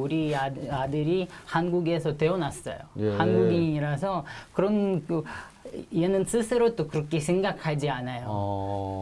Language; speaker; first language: Korean; non-native, learner; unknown